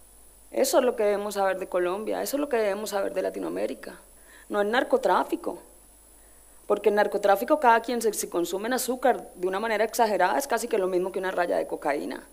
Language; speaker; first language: Spanish; native; Spanish